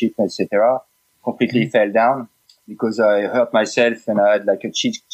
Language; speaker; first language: English; non-native, fluent; French